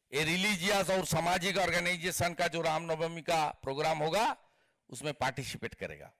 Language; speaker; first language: Hindi; non-native, local second language; Bangla